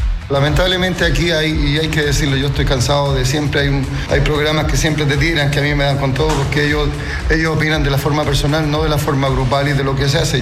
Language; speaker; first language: Spanish; native; Spanish